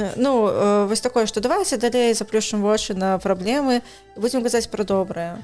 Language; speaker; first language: Belarusian; non-native, local second language; Russian